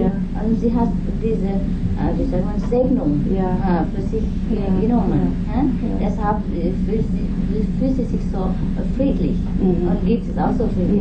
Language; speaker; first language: German; non-native, learner; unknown